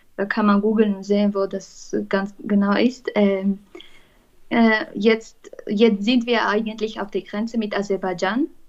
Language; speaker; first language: German; non-native, fluent; Armenian